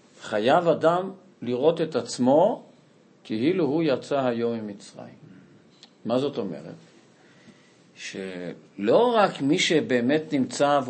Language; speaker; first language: Hebrew; non-native, fluent; Portuguese